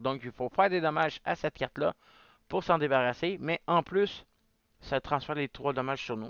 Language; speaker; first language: French; native; French